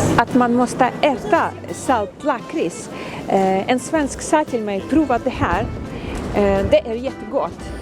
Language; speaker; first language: Swedish; non-native, fluent; Ukrainian